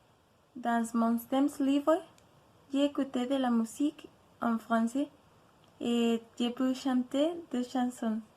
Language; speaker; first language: French; non-native, learner; Spanish